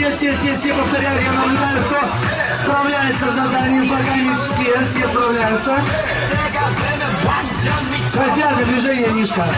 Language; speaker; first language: Russian; native; Russian